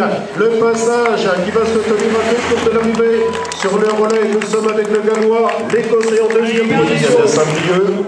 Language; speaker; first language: French; native; French